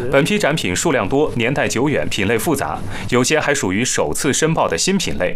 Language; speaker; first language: Chinese; native; Chinese